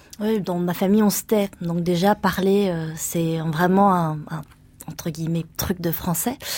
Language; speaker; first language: French; early bilingual, other home language; Vietnamese